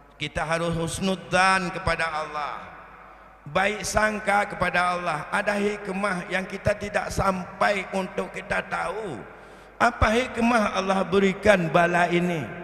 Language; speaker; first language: Malay; non-native, local second language; Achinese